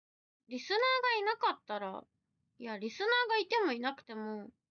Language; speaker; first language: Japanese; native; Japanese